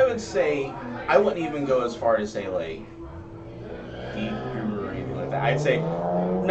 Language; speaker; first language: English; native; English